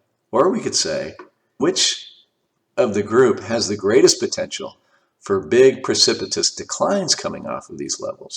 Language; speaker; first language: English; native; English